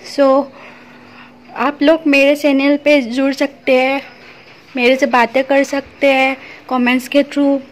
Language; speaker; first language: Hindi; non-native, local second language; Assamese